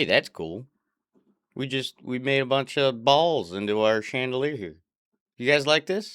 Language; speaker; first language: English; native; English